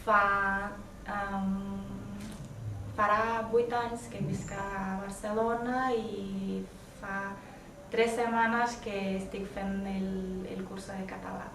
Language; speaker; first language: Catalan; non-native, learner; Portuguese